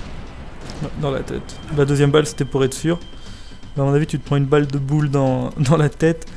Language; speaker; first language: French; native; French